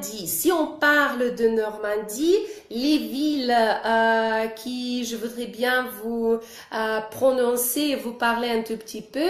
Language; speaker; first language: French; non-native, fluent; Russian